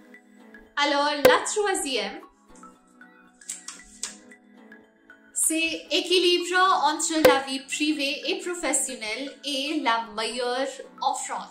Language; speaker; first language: French; non-native, fluent; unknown